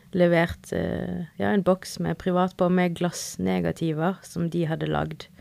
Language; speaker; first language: Norwegian; early bilingual, other home language; Spanish